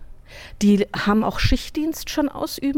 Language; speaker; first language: German; native; German